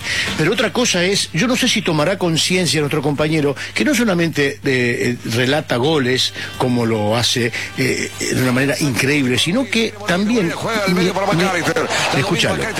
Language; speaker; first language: Spanish; native; Spanish